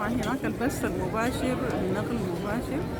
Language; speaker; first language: Arabic; native; Arabic